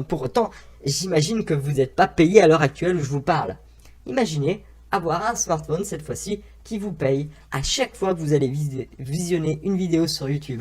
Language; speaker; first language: French; native; French